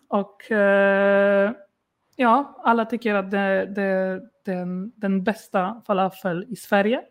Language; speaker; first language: Swedish; non-native, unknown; Polish